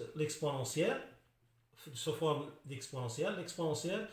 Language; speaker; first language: French; non-native, local second language; Arabic